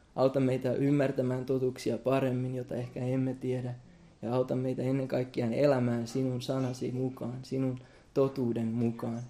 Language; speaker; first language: Finnish; non-native, local second language; Swedish